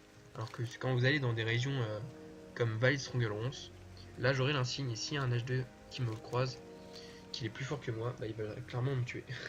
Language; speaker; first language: French; native; French